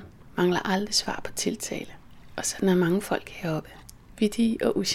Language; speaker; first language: Danish; native; Danish